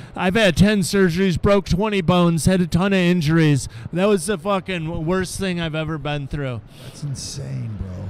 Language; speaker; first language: English; native; English